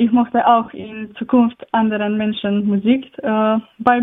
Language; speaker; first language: German; non-native, learner; Slovenian